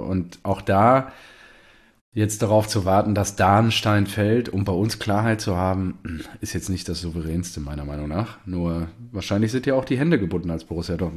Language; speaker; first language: German; native; German